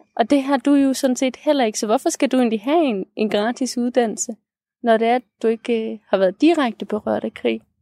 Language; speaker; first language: Danish; native; Danish